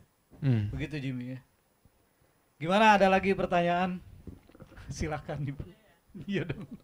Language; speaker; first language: Indonesian; native; Indonesian